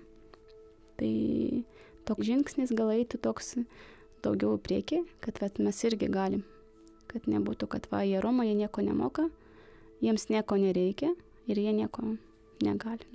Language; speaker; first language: Lithuanian; non-native, local second language; Romany